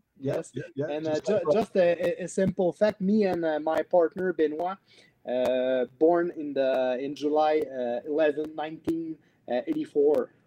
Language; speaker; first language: English; non-native, learner; French